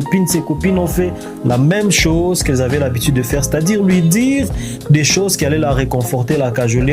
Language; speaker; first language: French; native; French